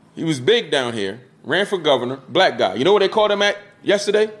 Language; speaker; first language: English; native; English